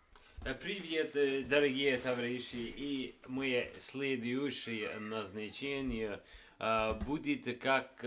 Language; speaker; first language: Russian; non-native, learner; English